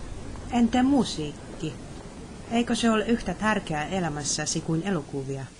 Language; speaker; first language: Finnish; non-native, fluent; Polish